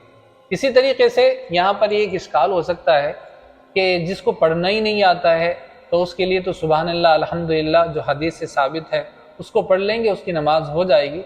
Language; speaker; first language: Urdu; native; Urdu